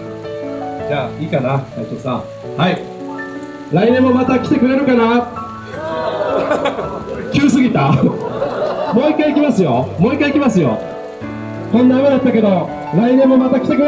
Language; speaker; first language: Japanese; native; Japanese